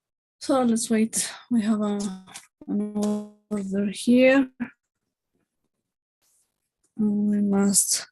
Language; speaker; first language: English; non-native, fluent; Spanish